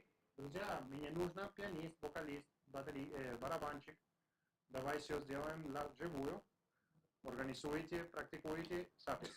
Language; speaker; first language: Russian; non-native, learner; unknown